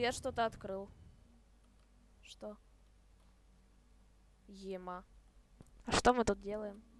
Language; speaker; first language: Russian; native; Russian